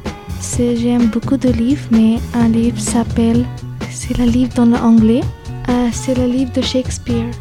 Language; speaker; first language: French; non-native, learner; Bangla